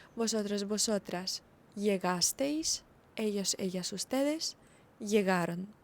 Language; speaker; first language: Spanish; non-native, fluent; Ukrainian